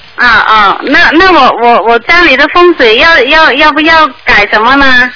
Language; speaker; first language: Chinese; non-native, local second language; Cantonese